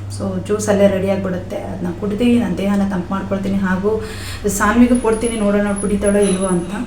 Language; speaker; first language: Kannada; non-native, local second language; Konkani